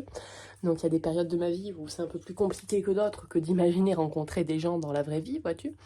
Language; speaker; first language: French; native; French